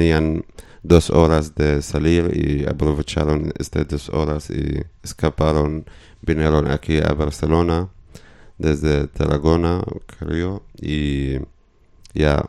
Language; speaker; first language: Spanish; non-native, learner; Arabic